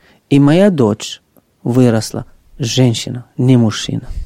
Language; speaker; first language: Russian; non-native, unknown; Arabic